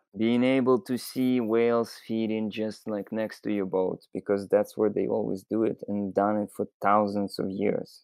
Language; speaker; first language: English; non-native, fluent; Russian